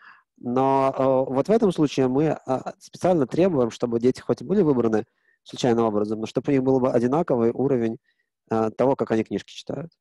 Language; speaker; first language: Russian; native; Russian